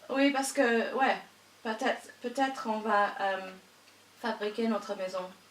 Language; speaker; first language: French; non-native, learner; English